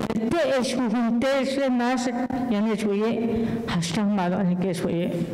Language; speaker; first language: Spanish; non-native, local second language; Yucateco